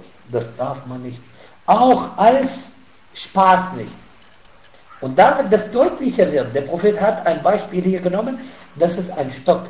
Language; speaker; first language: German; non-native, fluent; Arabic